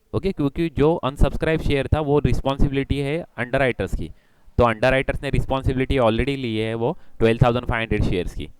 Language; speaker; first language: Hindi; non-native, local second language; Marathi